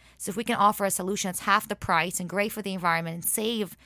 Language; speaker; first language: English; early bilingual, other home language; Hebrew